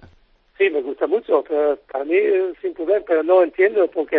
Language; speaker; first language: Spanish; non-native, learner; Dutch